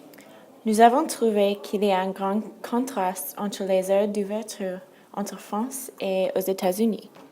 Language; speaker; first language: French; non-native, learner; English